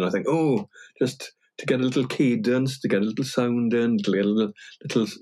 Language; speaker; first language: English; non-native, local second language; Welsh